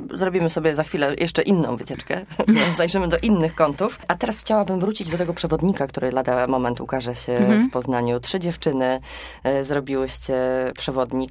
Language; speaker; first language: Polish; native; Polish